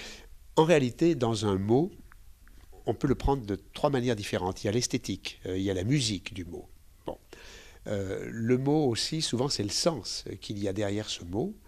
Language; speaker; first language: French; native; French